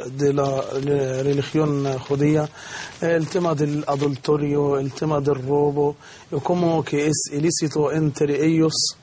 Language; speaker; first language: Spanish; non-native, learner; Arabic